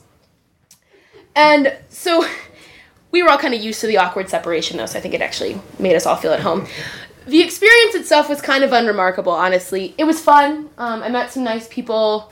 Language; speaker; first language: English; native; English